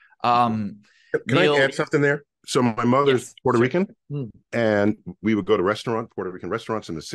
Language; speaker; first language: English; native; English